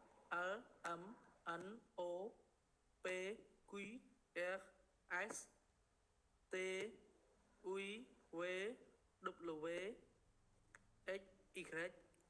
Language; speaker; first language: French; non-native, learner; Khmer